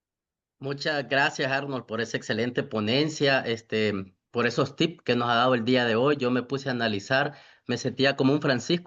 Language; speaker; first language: Spanish; native; Spanish